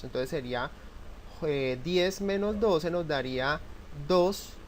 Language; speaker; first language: Spanish; native; Spanish